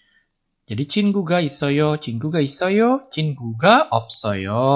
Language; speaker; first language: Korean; non-native, fluent; Indonesian